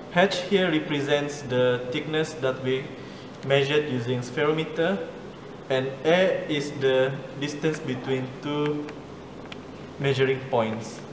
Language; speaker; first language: English; non-native, local second language; Malay